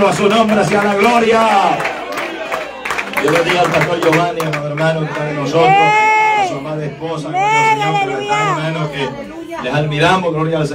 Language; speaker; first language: Spanish; native; Spanish